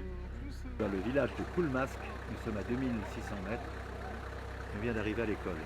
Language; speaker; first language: French; native; French